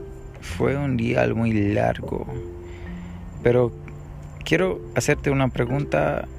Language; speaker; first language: Spanish; non-native, learner; English